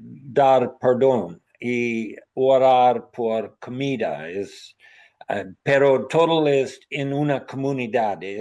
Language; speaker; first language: Spanish; non-native, learner; English